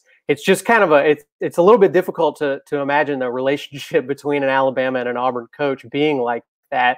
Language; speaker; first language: English; native; English